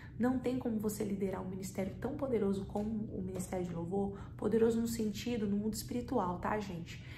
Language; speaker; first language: Portuguese; native; Portuguese